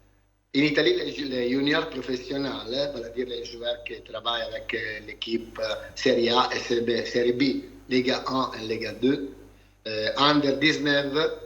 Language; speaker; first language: French; non-native, learner; Italian